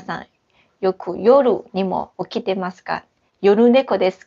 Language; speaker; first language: Japanese; non-native, fluent; Chinese